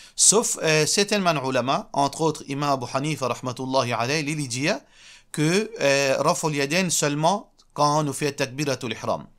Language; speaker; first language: French; non-native, local second language; Morisyen